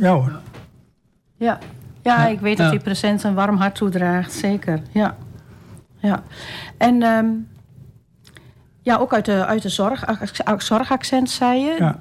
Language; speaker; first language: Dutch; native; Dutch